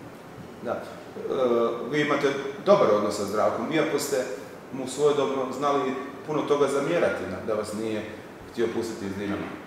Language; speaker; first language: Serbian; native; Serbian